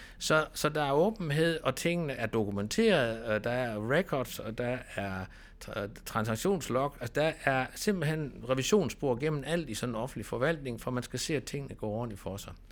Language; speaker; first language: Danish; native; Danish